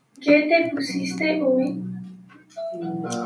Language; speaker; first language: Spanish; non-native, learner; English